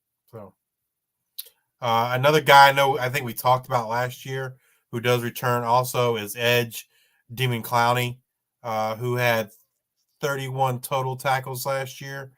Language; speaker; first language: English; native; English